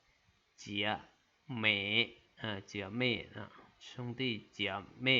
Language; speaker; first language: Chinese; non-native, fluent; Lao